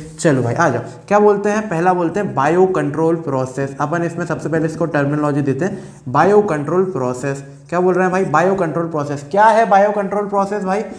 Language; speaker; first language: Hindi; native; Hindi